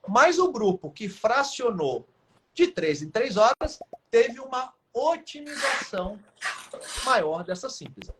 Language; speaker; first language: Portuguese; native; Portuguese